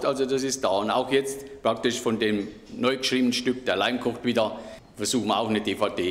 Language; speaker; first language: German; native; German